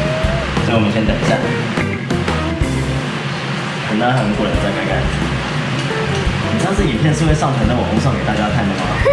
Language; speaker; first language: Chinese; native; Chinese